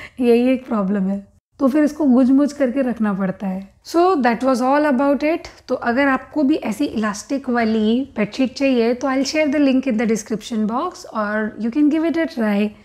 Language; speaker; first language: Hindi; native; Hindi